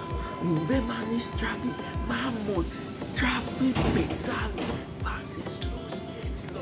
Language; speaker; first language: German; non-native, learner; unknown